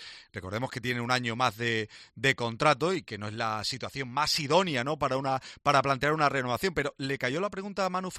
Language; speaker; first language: Spanish; native; Spanish